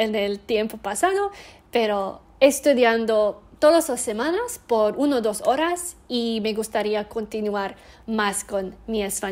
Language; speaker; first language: Spanish; non-native, learner; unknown